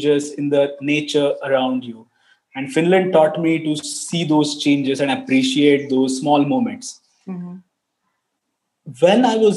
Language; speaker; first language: English; non-native, local second language; Marathi